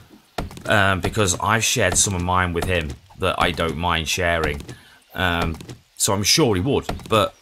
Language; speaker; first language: English; native; English